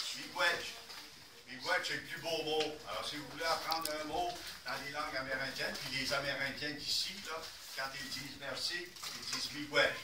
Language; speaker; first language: French; native; French